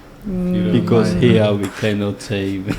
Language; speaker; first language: English; non-native, fluent; Georgian